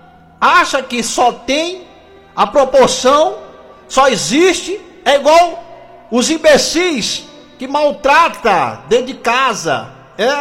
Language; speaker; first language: Portuguese; native; Portuguese